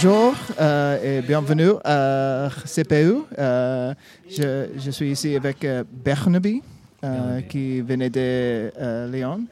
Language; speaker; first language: French; non-native, learner; English